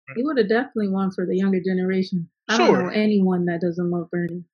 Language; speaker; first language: English; native; English